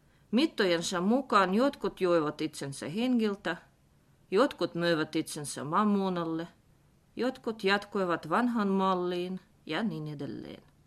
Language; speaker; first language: Finnish; non-native, fluent; Russian